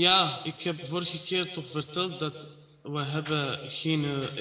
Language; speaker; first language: Dutch; non-native, learner; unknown